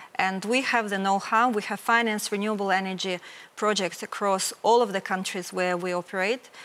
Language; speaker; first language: English; non-native, fluent; Ukrainian